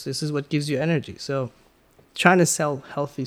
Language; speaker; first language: English; early bilingual, other home language; Persian